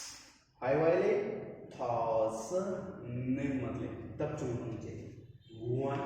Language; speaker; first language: Vietnamese; non-native, learner; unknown